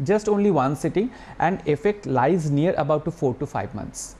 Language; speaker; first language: English; non-native, local second language; Bangla